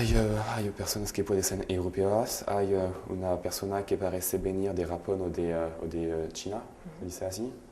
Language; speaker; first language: Spanish; non-native, learner; French